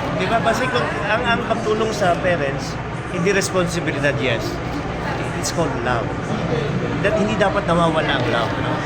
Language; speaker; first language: Filipino; native; Filipino